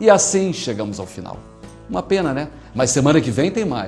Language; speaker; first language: Portuguese; native; Portuguese